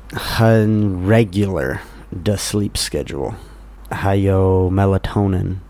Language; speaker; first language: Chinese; non-native, fluent; English